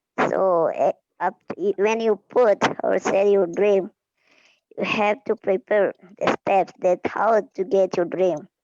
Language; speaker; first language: English; non-native, fluent; Indonesian